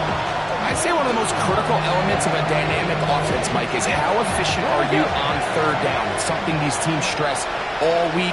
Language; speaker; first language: English; native; English